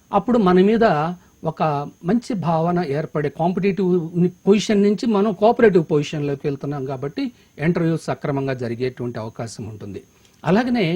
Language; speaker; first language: Telugu; native; Telugu